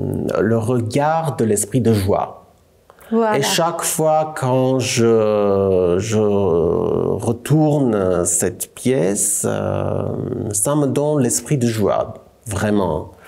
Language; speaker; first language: French; non-native, fluent; Armenian